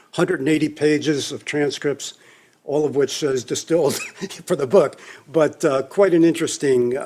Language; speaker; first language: English; native; English